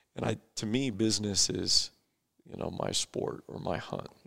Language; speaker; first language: English; native; English